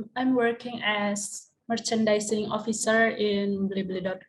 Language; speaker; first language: English; non-native, learner; Indonesian